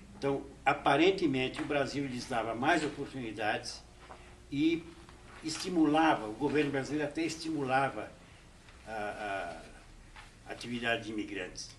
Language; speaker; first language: Portuguese; early bilingual, other home language; Hungarian